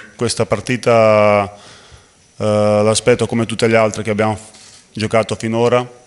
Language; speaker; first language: Italian; non-native, fluent; Slovenian